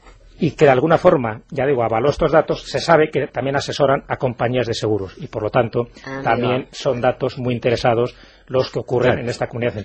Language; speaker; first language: Spanish; native; Spanish